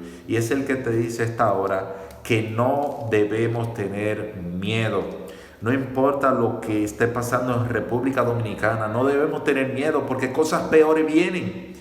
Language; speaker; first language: Spanish; native; Spanish